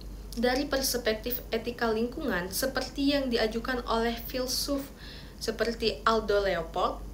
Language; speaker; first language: Indonesian; native; Indonesian